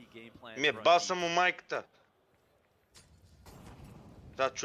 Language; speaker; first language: Bulgarian; native; Bulgarian